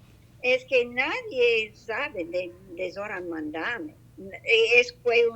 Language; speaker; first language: Spanish; non-native, learner; English